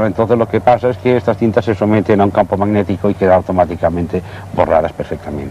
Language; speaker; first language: Spanish; native; Spanish